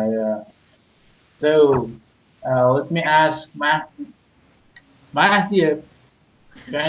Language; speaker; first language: English; non-native, learner; Persian